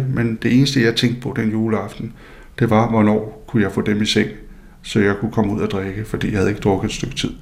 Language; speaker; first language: Danish; non-native, local second language; Faroese